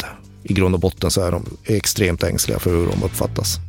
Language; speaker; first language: Swedish; native; Swedish